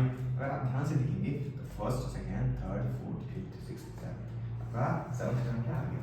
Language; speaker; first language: Hindi; native; Hindi